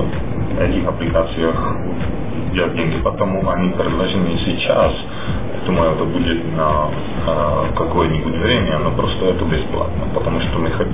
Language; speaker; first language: Russian; non-native, fluent; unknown